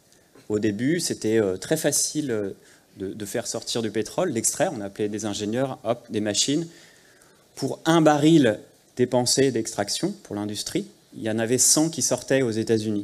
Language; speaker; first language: French; native; French